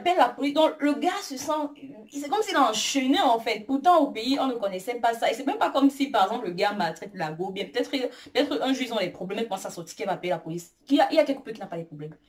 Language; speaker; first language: French; native; French